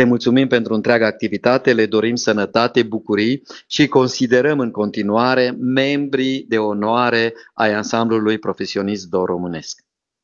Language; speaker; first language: Romanian; native; Romanian